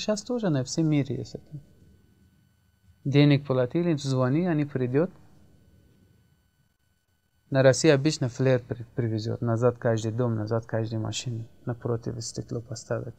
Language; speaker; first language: Russian; non-native, learner; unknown